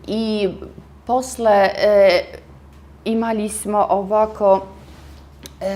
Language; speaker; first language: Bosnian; non-native, fluent; Russian